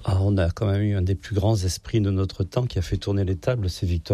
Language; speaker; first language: French; native; French